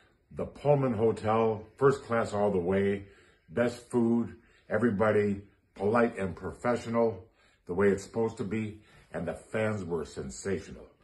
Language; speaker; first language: English; native; English